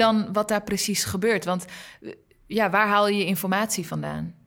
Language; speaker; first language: Dutch; non-native, learner; Uyghur